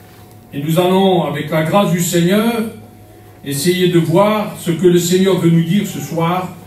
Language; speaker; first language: French; native; French